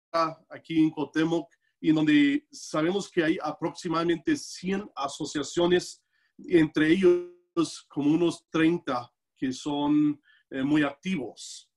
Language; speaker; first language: Spanish; non-native, local second language; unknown